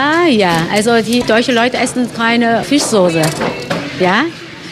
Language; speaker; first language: German; non-native, local second language; Vietnamese